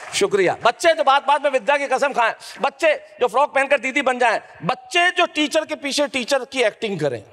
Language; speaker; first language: Hindi; native; Hindi